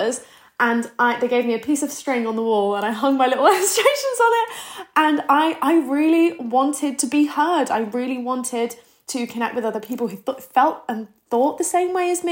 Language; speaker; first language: English; native; English